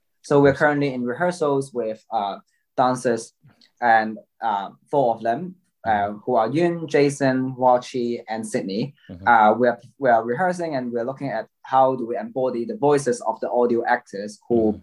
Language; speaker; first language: English; non-native, local second language; Cantonese